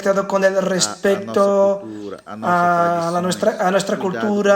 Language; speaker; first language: Spanish; non-native, fluent; Portuguese